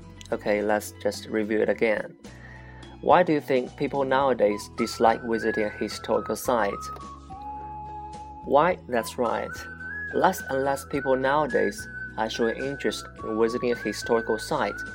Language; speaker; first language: English; non-native, fluent; Chinese